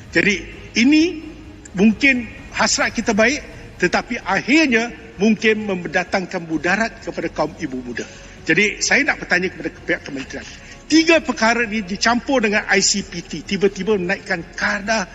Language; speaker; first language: Malay; non-native, local second language; Chinese